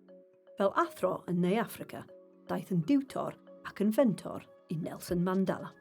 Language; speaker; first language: Welsh; native; Welsh